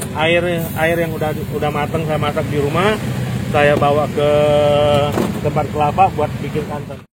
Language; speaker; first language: Indonesian; native; Indonesian